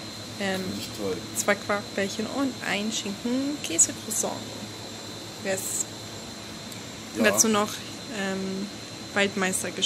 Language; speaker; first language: German; native; German